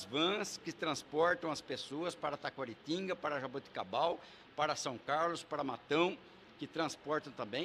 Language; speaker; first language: Portuguese; native; Portuguese